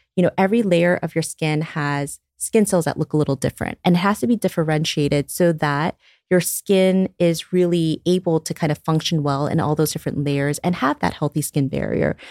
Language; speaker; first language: English; early bilingual, other home language; Korean